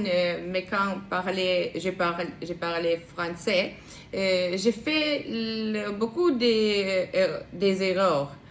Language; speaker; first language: French; non-native, learner; Russian